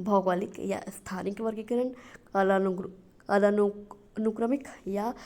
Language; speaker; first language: Hindi; native; Hindi